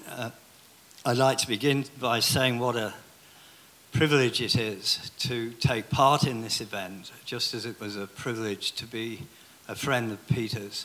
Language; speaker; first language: English; native; English